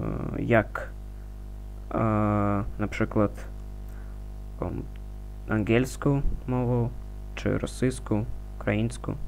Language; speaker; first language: Polish; non-native, learner; Russian